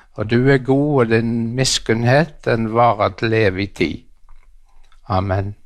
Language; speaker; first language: Norwegian; native; Norwegian